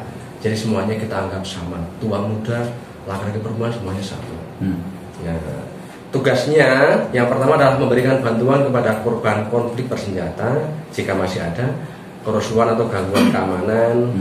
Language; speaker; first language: Indonesian; native; Indonesian